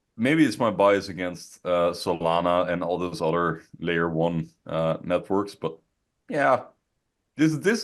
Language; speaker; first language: English; non-native, fluent; Dutch